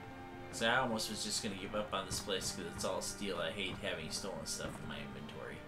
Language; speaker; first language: English; native; English